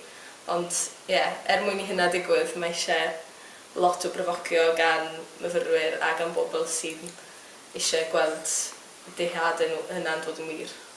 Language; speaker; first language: Welsh; native; Welsh